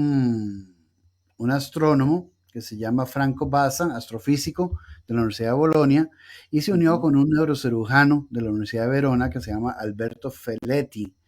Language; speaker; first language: Spanish; native; Spanish